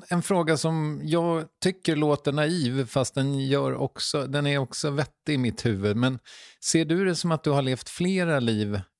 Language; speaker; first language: Swedish; native; Swedish